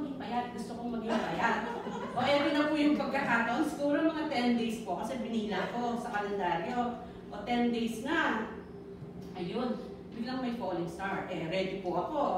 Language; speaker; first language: Filipino; non-native, local second language; Pampanga